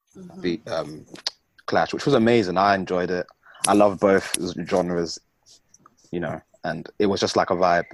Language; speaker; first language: English; native; English